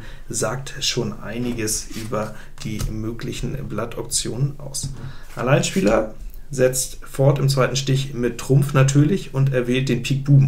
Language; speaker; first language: German; native; German